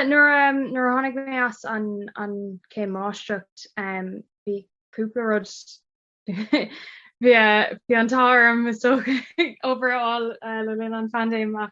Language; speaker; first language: Irish; non-native, local second language; English